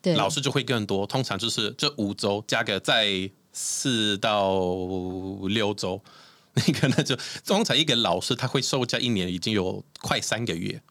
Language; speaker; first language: Chinese; non-native, fluent; Swedish